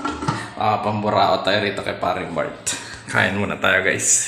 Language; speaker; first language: Filipino; native; Filipino